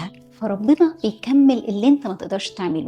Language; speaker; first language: Arabic; native; Arabic